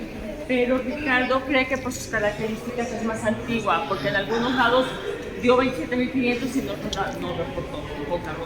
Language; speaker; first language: Spanish; native; Spanish